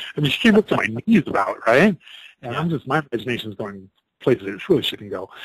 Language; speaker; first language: English; native; English